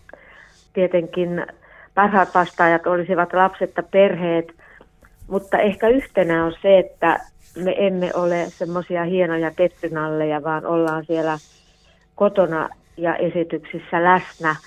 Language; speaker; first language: Finnish; native; Finnish